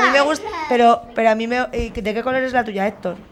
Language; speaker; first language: Spanish; native; Spanish